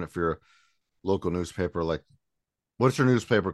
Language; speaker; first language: English; native; English